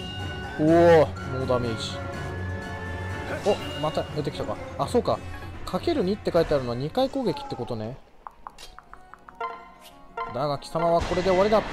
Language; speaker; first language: Japanese; native; Japanese